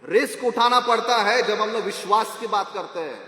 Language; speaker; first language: Hindi; non-native, local second language; Marathi